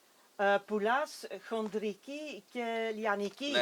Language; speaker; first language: Greek; non-native, learner; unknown